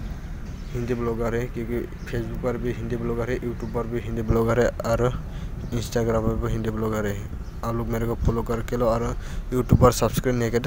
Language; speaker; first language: Hindi; non-native, local second language; Assamese